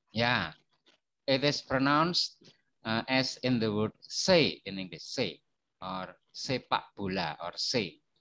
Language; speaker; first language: English; non-native, fluent; Indonesian